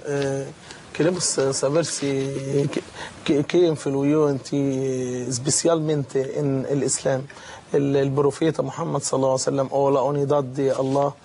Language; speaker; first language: Spanish; non-native, fluent; Arabic